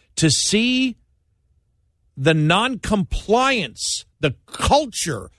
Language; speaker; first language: English; native; English